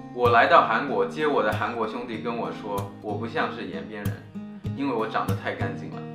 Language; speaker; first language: Chinese; native; Chinese